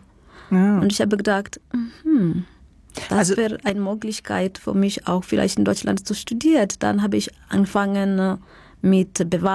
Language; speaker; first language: German; non-native, fluent; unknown